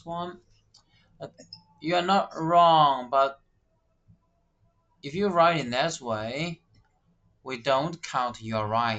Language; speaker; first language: English; non-native, fluent; Chinese